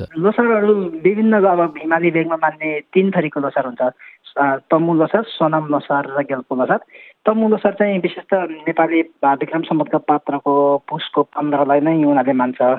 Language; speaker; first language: Nepali; non-native, local second language; Sherpa